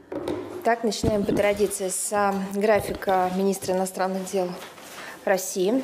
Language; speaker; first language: Russian; native; Russian